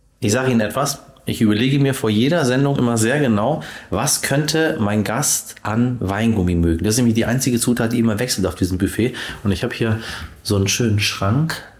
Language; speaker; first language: German; early bilingual, other home language; Persian